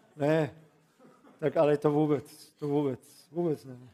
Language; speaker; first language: Czech; non-native, fluent; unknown